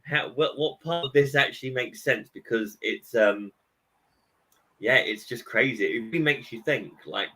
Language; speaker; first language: English; native; English